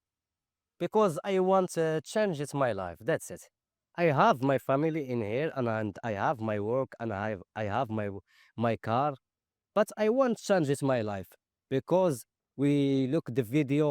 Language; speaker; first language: English; non-native, learner; Arabic